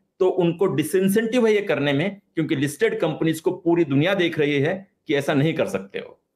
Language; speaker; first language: Hindi; non-native, local second language; Marathi